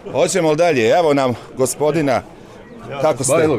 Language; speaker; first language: Croatian; native; Croatian